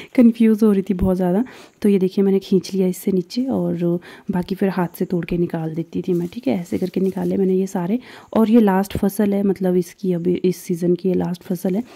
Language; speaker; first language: Hindi; non-native, local second language; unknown